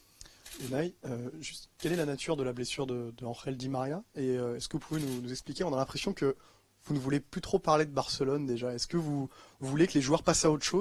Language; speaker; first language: French; native; French